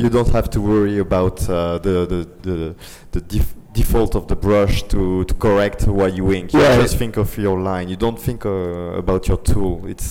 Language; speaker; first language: English; non-native, fluent; French